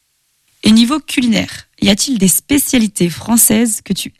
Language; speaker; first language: French; native; French